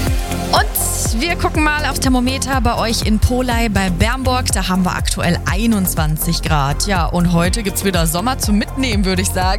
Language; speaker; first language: German; native; German